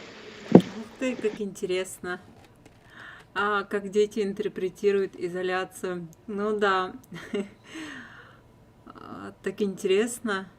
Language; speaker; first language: Russian; native; Russian